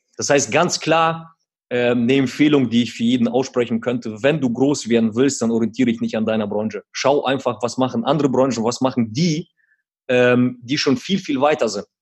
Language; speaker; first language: German; early bilingual, other home language; Russian